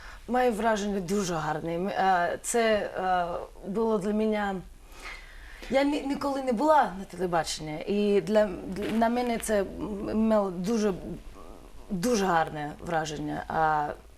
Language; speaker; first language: Ukrainian; non-native, learner; Russian